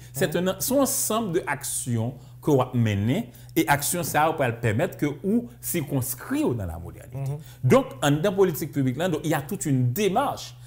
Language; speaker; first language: French; native; French